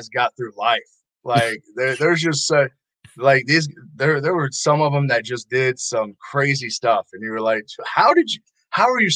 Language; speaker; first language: English; native; English